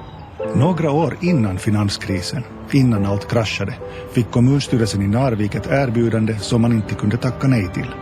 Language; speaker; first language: Swedish; native; Swedish